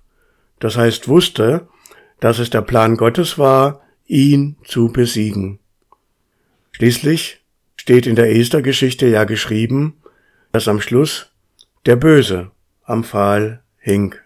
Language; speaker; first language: German; native; German